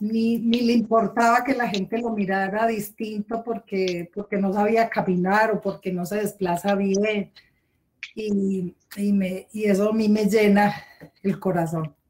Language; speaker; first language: Spanish; native; Spanish